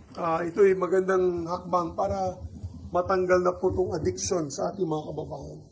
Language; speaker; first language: Filipino; non-native, local second language; Cebuano